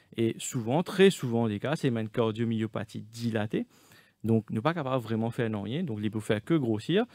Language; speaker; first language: French; non-native, local second language; Morisyen